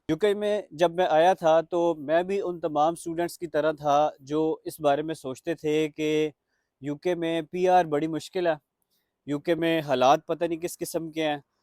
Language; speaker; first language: Urdu; non-native, local second language; Pashto